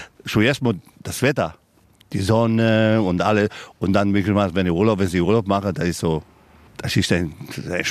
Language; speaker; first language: German; non-native, fluent; Italian